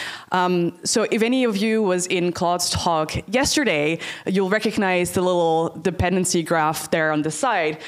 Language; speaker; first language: English; non-native, fluent; Dutch